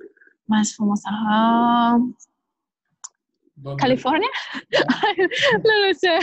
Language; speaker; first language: Spanish; non-native, learner; Polish